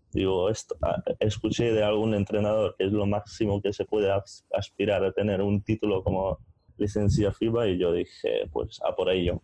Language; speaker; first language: Spanish; non-native, fluent; Hungarian